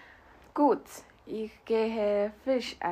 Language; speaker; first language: German; non-native, learner; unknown